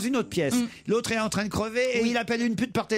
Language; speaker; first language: French; native; French